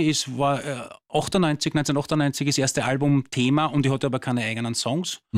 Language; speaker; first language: German; native; German